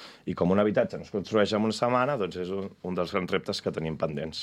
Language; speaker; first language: Catalan; native; Catalan